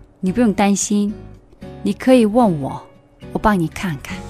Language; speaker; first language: Chinese; non-native, fluent; Korean